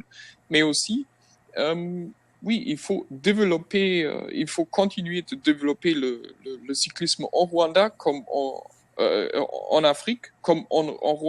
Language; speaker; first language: French; non-native, fluent; German